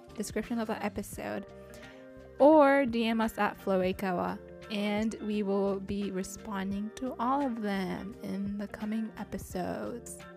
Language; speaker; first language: English; early bilingual, other home language; Japanese